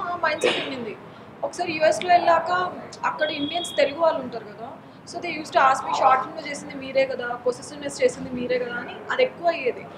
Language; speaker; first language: Telugu; non-native, local second language; Marathi